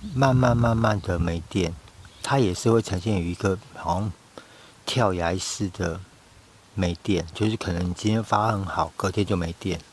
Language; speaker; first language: Chinese; native; Chinese